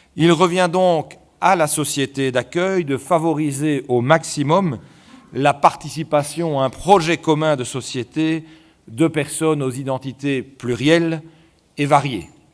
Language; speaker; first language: French; native; French